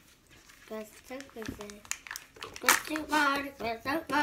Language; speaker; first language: Italian; early bilingual, other home language; Filipino